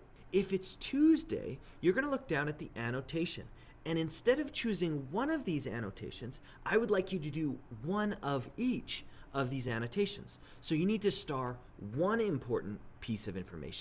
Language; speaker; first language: English; native; English